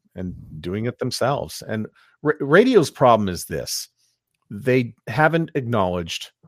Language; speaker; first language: English; native; English